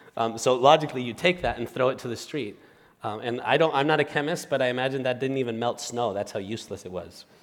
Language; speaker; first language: English; non-native, fluent; Spanish